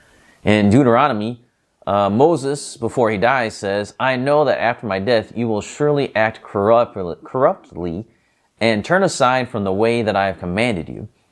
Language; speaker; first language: English; native; English